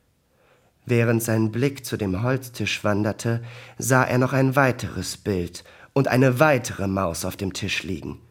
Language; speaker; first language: German; native; German